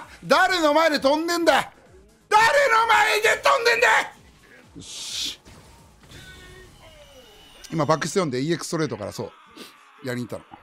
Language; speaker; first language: Japanese; native; Japanese